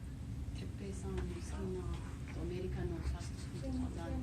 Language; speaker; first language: Japanese; non-native, learner; English